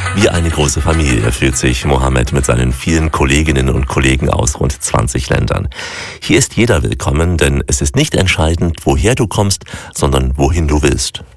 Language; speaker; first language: German; native; German